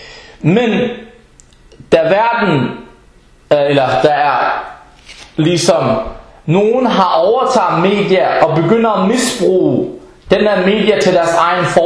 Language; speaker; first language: Danish; early bilingual, other home language; Arabic